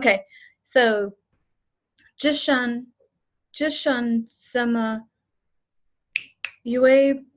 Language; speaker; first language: Chinese; non-native, learner; English